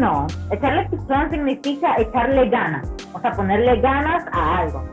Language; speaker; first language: Spanish; native; Spanish